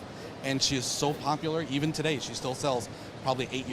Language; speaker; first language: English; native; English